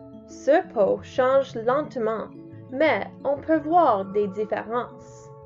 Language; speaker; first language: French; non-native, learner; English